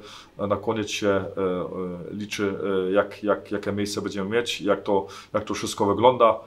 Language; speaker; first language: Polish; early bilingual, heritage; German